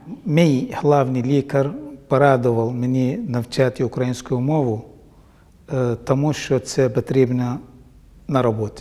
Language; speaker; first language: Ukrainian; non-native, learner; Arabic